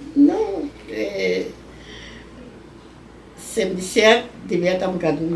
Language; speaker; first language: Russian; non-native, learner; Spanish